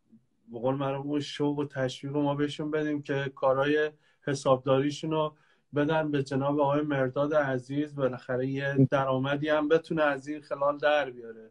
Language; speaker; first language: Persian; native; Persian